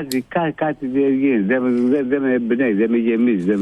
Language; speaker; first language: Greek; non-native, fluent; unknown